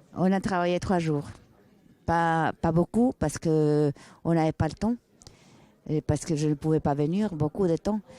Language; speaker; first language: French; non-native, fluent; Spanish